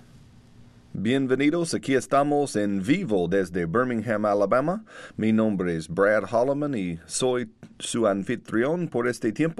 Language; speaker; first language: Spanish; non-native, learner; English